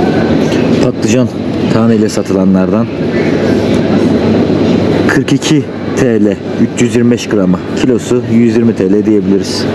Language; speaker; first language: Turkish; native; Turkish